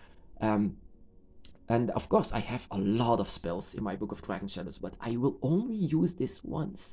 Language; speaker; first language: English; non-native, fluent; Dutch